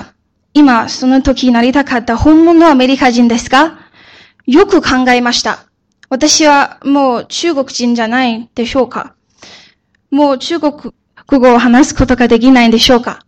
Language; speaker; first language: Japanese; early bilingual, other home language; Chinese